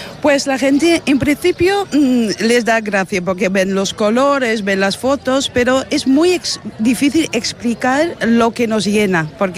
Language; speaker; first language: Spanish; non-native, fluent; Dutch